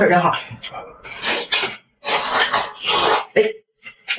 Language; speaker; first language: Chinese; native; Chinese